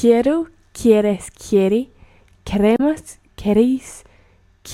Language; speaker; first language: Spanish; non-native, learner; English